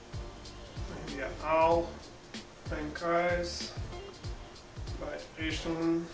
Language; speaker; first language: German; non-native, learner; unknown